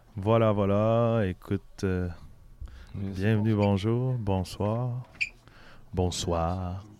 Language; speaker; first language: French; native; French